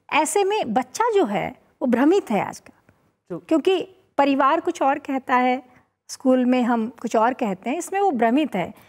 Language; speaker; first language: Hindi; native; Hindi